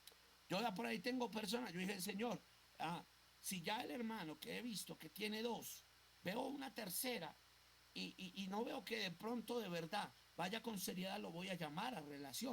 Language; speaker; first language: Spanish; native; Spanish